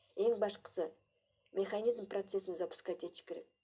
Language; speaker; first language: Russian; non-native, local second language; Kyrgyz